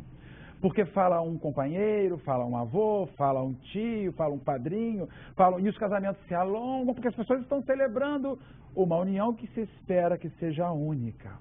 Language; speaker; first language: Portuguese; native; Portuguese